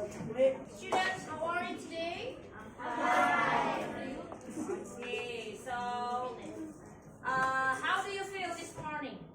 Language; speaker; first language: English; non-native, learner; Indonesian